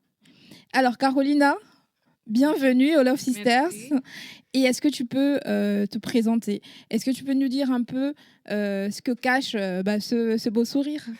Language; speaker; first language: French; native; French